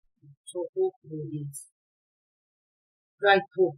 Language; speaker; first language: English; non-native, learner; Japanese